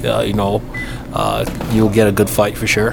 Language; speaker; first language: English; non-native, local second language; Igbo